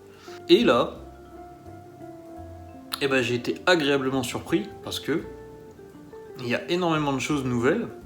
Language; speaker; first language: French; native; French